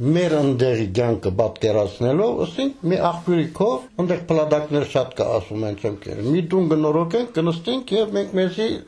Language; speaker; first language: Armenian; early bilingual, heritage; Armenian